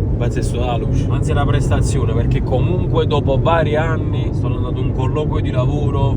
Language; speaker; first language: Italian; native; Italian